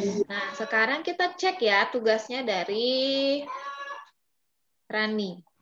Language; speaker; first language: Indonesian; non-native, local second language; Balinese